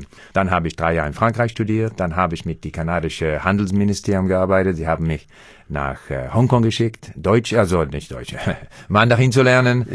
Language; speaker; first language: German; non-native, learner; English